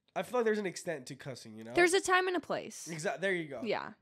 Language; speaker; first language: English; native; English